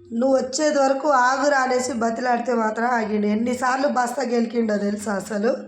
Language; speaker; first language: Telugu; native; Telugu